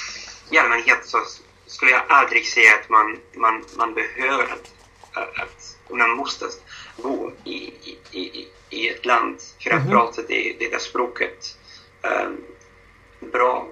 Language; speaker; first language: Swedish; non-native, fluent; English